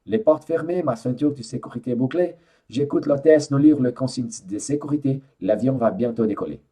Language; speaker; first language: French; non-native, fluent; Portuguese